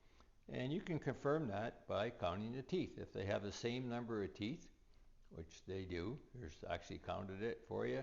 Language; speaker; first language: English; native; English